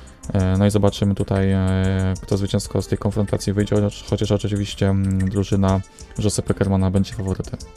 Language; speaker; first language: Polish; native; Polish